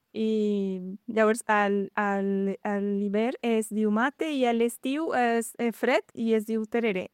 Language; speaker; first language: Catalan; non-native, learner; Guarani